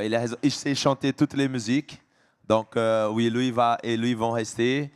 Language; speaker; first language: French; non-native, fluent; Portuguese